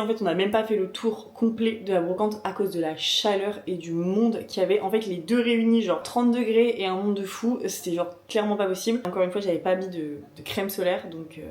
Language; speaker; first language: French; native; French